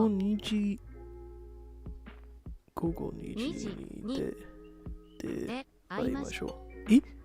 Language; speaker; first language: Japanese; non-native, learner; English